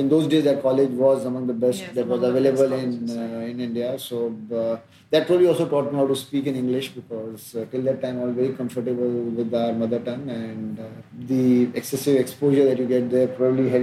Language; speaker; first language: English; non-native, local second language; Hindi